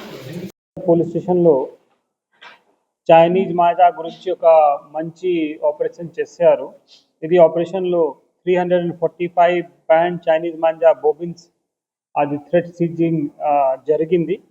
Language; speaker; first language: Telugu; non-native, local second language; Urdu